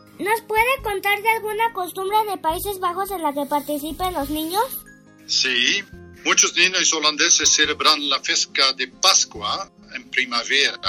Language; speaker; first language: Spanish; non-native, fluent; Dutch